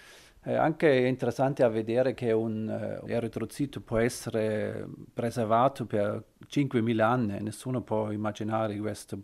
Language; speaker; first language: Italian; non-native, learner; German